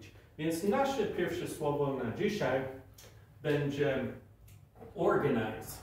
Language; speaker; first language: Polish; non-native, fluent; English